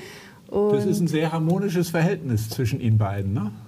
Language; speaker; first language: German; native; German